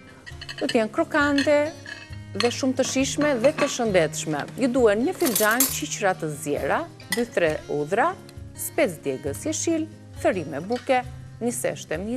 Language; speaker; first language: Albanian; native; Albanian